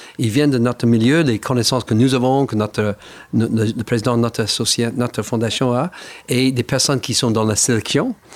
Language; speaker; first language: French; non-native, fluent; English